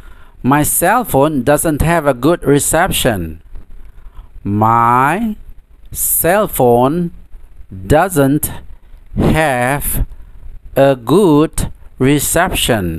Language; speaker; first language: English; non-native, fluent; Indonesian